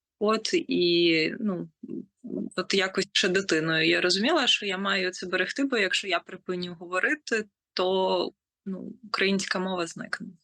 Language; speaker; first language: Ukrainian; native; Ukrainian